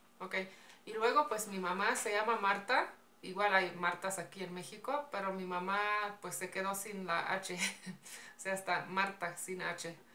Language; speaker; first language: Spanish; non-native, fluent; Slovenian